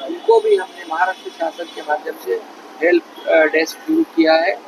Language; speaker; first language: Hindi; non-native, local second language; Marathi